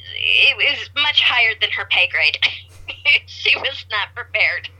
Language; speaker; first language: English; native; English